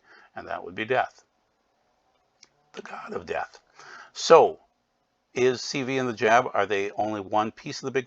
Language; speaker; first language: English; native; English